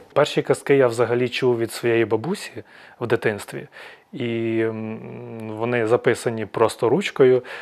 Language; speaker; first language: Ukrainian; native; Ukrainian